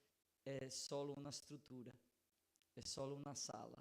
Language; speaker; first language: Italian; non-native, fluent; Portuguese